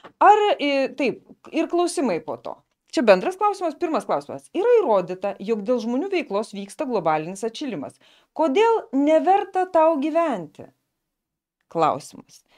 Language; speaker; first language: Lithuanian; native; Lithuanian